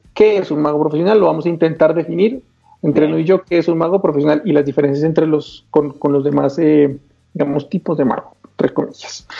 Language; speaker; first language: Spanish; native; Spanish